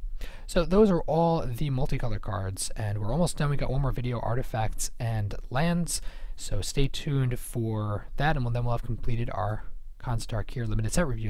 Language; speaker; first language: English; native; English